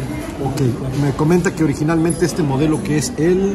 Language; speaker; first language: Spanish; native; Spanish